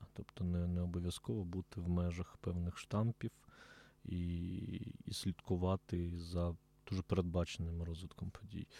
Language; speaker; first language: Ukrainian; native; Ukrainian